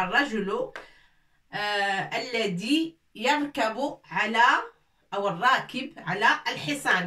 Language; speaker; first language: Arabic; non-native, fluent; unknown